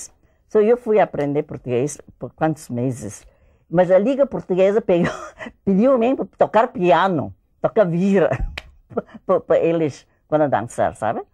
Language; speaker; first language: Portuguese; early bilingual, heritage; English